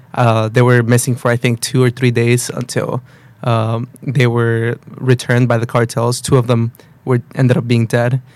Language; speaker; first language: English; early bilingual, other home language; Spanish